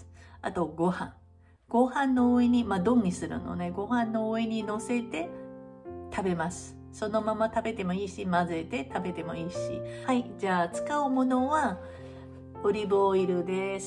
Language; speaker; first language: Japanese; non-native, fluent; Chinese